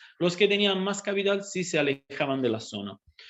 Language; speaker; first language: Spanish; non-native, fluent; Italian